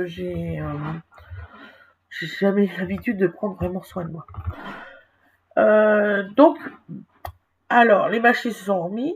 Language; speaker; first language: French; native; French